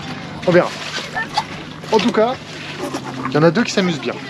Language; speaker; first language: French; native; French